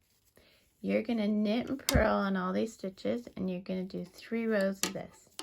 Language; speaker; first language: English; native; English